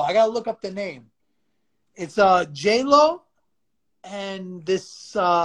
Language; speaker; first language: English; early bilingual, other home language; Italian